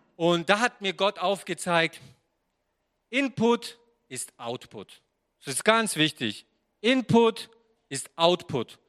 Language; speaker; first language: German; non-native, fluent; Serbian